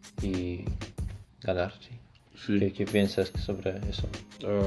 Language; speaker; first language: Spanish; non-native, learner; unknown